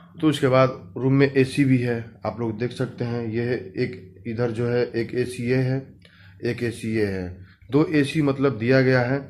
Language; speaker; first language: Hindi; native; Hindi